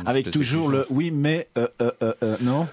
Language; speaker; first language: French; native; French